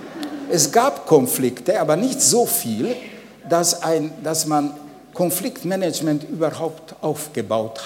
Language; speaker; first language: German; non-native, fluent; Hungarian